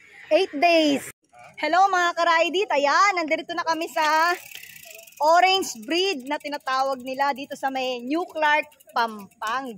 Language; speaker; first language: Filipino; native; Filipino